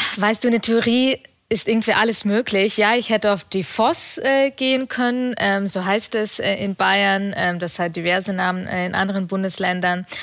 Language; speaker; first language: German; early bilingual, other home language; Russian